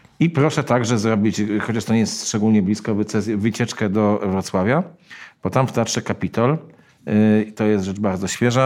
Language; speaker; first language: Polish; native; Polish